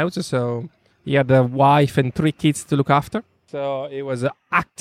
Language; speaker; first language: English; non-native, fluent; Italian